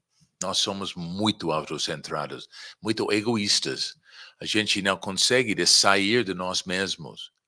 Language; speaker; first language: Portuguese; non-native, fluent; English